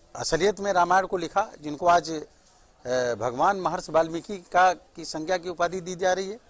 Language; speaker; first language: Hindi; native; Hindi